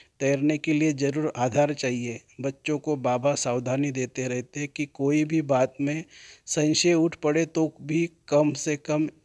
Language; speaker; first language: Hindi; native; Hindi